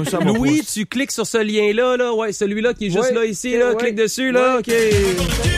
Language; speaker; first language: French; native; French